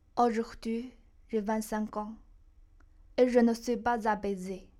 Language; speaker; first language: French; non-native, fluent; Chinese